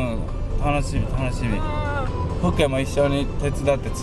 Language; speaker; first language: Japanese; native; Japanese